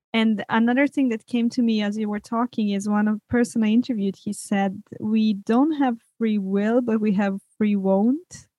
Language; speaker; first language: English; non-native, fluent; Serbian